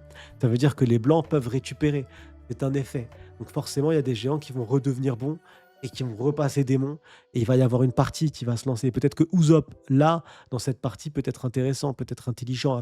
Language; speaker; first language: French; native; French